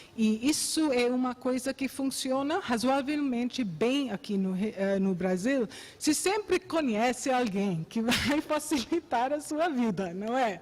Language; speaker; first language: Portuguese; non-native, fluent; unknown